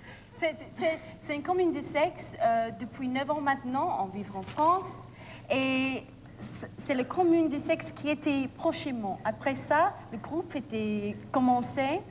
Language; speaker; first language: French; non-native, learner; English